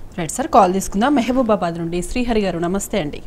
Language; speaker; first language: Telugu; native; Telugu